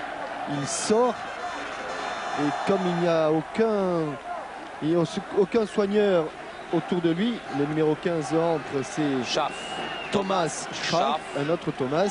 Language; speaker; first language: French; native; French